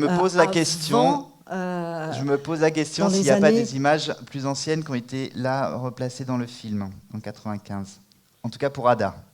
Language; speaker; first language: French; native; French